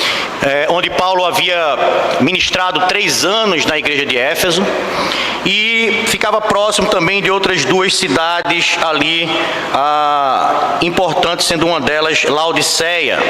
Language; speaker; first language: Portuguese; native; Portuguese